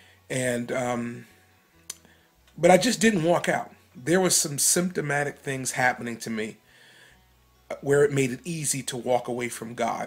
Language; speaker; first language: English; native; English